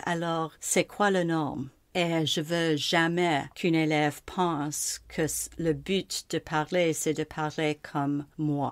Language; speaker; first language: French; non-native, local second language; English